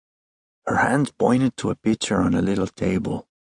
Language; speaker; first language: English; native; English